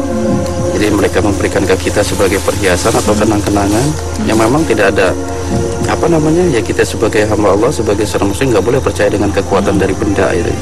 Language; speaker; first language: Indonesian; native; Indonesian